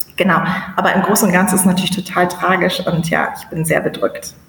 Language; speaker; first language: German; native; German